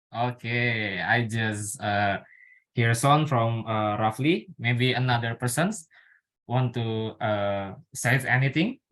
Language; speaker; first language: English; non-native, learner; Indonesian